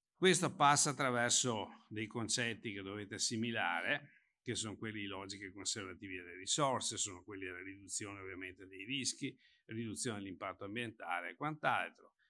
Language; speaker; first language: Italian; native; Italian